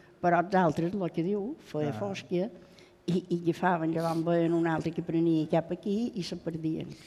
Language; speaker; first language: Catalan; native; Catalan